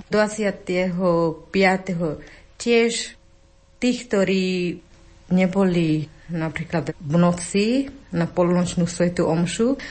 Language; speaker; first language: Slovak; non-native, learner; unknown